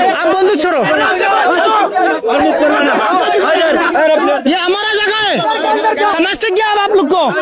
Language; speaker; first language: Hindi; non-native, learner; Bangla